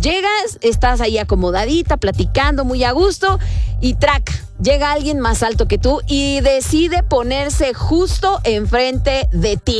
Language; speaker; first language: Spanish; native; Spanish